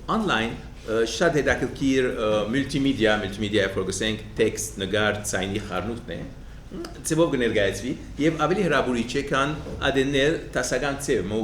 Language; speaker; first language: Armenian; early bilingual, heritage; Armenian